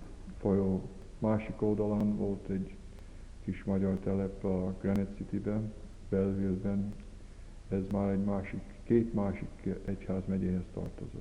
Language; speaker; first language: Hungarian; early bilingual, heritage; Hungarian